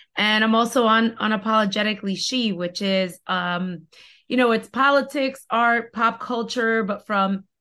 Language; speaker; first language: English; early bilingual, other home language; Spanish